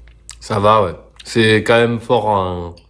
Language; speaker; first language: French; native; French